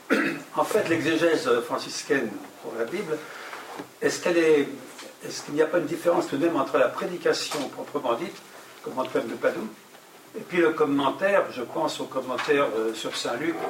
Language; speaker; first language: French; native; French